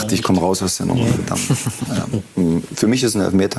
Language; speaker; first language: German; native; German